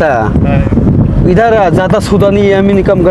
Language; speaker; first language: Hindi; non-native, learner; Bangla